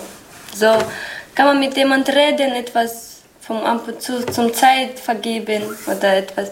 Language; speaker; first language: German; non-native, learner; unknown